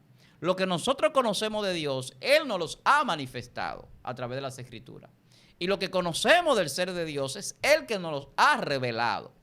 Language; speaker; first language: Spanish; native; Spanish